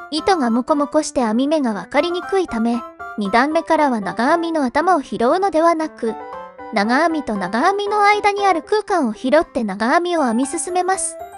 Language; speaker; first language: Japanese; native; Japanese